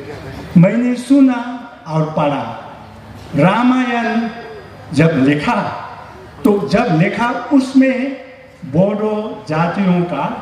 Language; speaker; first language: Hindi; non-native, learner; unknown